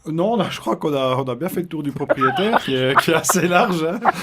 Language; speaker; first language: French; native; French